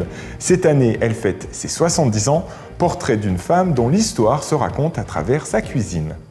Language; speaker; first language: French; native; French